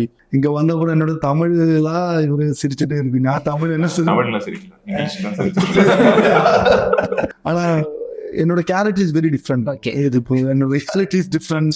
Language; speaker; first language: Tamil; non-native, learner; Malayalam